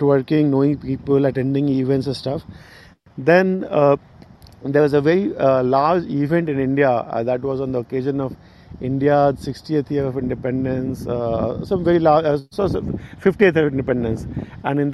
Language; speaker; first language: English; non-native, local second language; Hindi